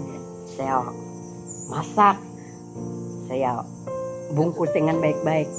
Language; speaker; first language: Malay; non-native, local second language; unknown